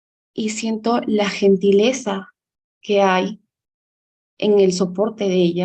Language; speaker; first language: Spanish; native; Spanish